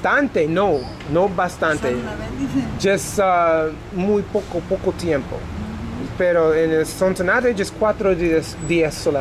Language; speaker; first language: Spanish; non-native, learner; English